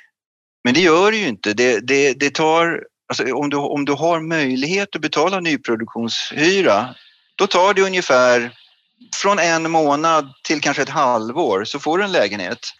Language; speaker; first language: Swedish; native; Swedish